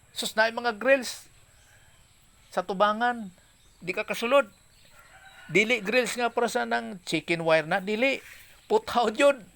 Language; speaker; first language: Cebuano; non-native, local second language; Hiligaynon